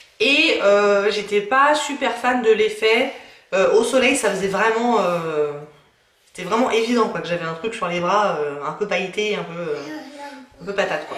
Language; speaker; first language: French; native; French